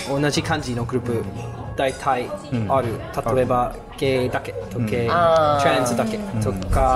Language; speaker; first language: Japanese; non-native, learner; English